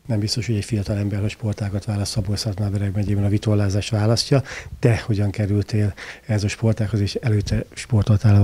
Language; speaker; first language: Hungarian; native; Hungarian